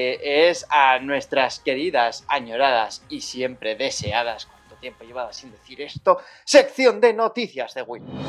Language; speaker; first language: Spanish; native; Spanish